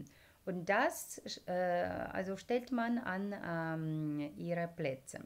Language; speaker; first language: German; non-native, fluent; Ukrainian